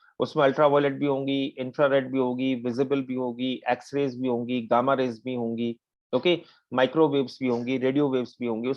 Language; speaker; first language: Hindi; native; Hindi